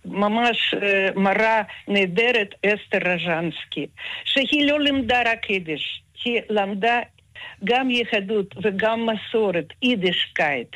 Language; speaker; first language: Hebrew; non-native, fluent; Russian